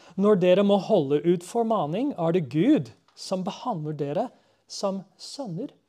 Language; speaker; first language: Norwegian; non-native, fluent; English